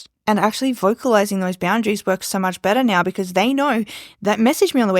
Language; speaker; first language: English; native; English